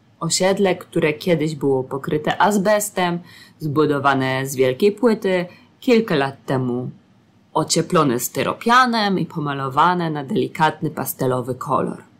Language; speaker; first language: Polish; native; Polish